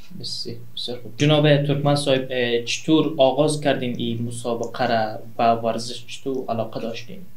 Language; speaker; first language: Persian; non-native, local second language; Turkmen